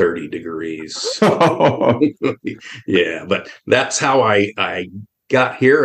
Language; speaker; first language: English; native; English